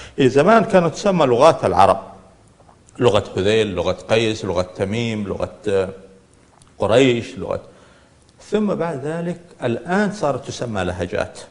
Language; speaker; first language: Arabic; native; Arabic